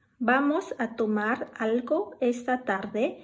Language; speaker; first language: Spanish; non-native, fluent; Thai